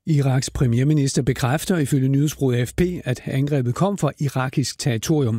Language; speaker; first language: Danish; native; Danish